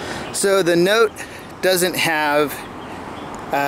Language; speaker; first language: English; native; English